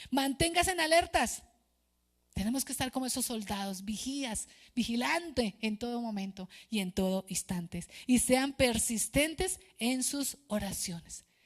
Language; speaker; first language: Spanish; native; Spanish